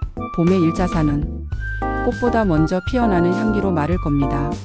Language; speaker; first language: Korean; native; Korean